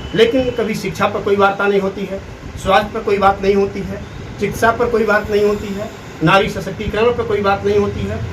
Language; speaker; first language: Hindi; native; Hindi